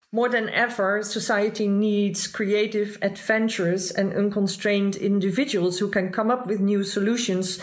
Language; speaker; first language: English; non-native, fluent; Dutch